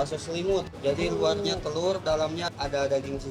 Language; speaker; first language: Indonesian; native; Indonesian